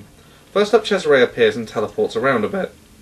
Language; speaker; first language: English; native; English